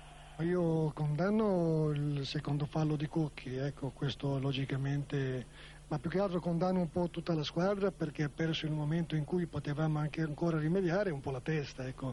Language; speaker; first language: Italian; native; Italian